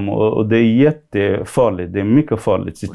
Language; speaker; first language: Swedish; non-native, fluent; Somali